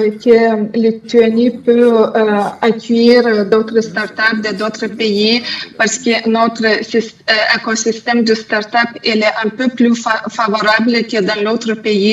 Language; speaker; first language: French; non-native, fluent; Lithuanian